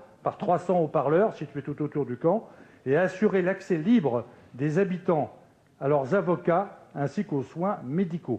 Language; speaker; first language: French; native; French